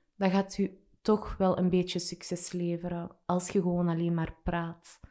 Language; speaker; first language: Dutch; native; Dutch